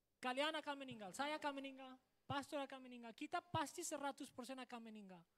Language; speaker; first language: Indonesian; non-native, fluent; Spanish